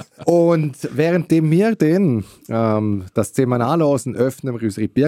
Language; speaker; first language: German; native; German